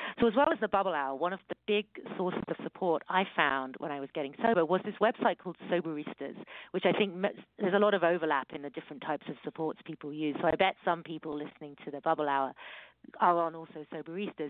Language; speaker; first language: English; native; English